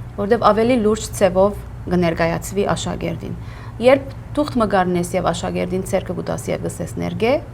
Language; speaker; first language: Armenian; early bilingual, heritage; Armenian